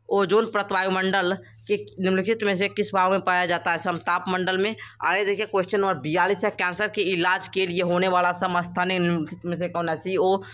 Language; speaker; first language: Hindi; native; Hindi